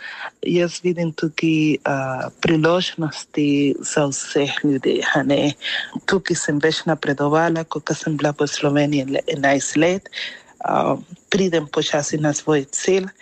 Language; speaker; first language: Slovenian; non-native, fluent; Spanish